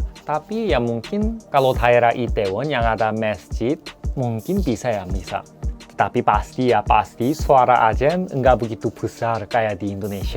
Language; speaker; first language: Indonesian; non-native, fluent; Korean